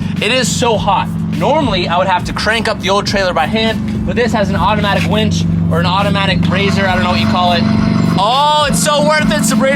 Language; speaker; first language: English; native; English